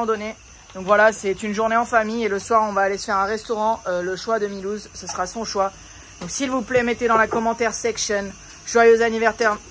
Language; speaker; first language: French; native; French